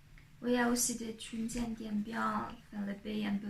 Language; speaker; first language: French; non-native, fluent; Chinese